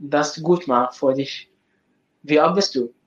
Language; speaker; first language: German; non-native, learner; Arabic